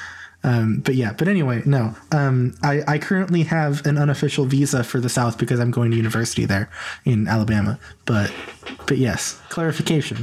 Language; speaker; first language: English; native; English